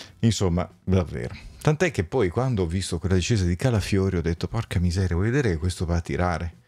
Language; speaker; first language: Italian; native; Italian